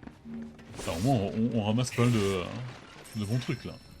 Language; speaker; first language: French; native; French